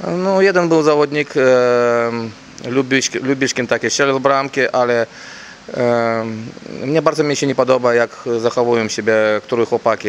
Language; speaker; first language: Polish; non-native, learner; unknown